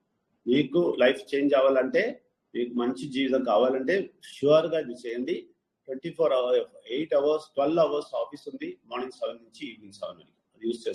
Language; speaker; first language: Telugu; non-native, fluent; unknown